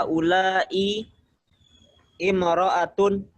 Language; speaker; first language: Arabic; non-native, learner; Indonesian